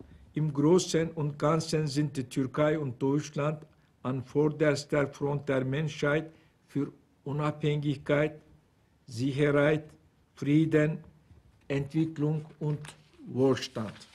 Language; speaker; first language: German; non-native, fluent; Turkish